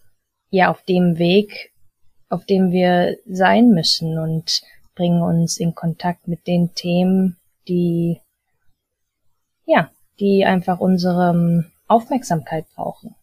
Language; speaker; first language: German; early bilingual, heritage; German